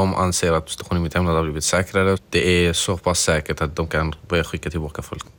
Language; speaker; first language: Swedish; non-native, fluent; Arabic